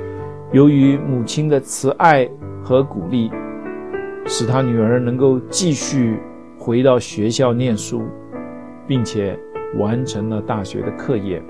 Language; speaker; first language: Chinese; native; Chinese